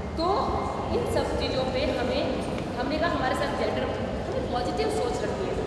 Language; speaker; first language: Hindi; native; Hindi